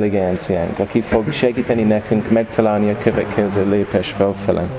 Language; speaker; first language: Hungarian; non-native, learner; English